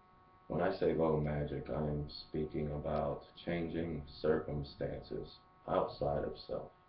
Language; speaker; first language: English; native; English